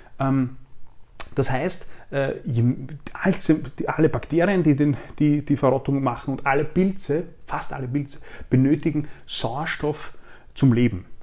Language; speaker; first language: German; native; German